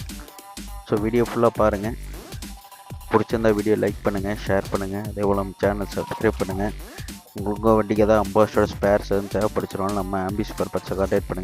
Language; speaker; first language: Tamil; native; Tamil